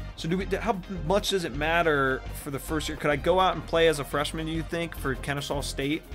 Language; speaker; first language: English; native; English